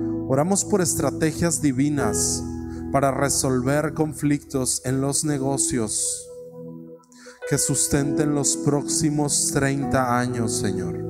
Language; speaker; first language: Spanish; native; Spanish